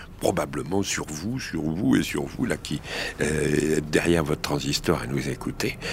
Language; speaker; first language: French; native; French